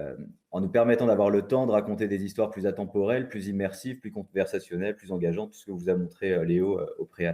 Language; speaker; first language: French; native; French